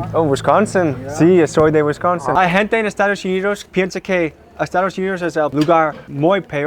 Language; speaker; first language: Spanish; non-native, learner; English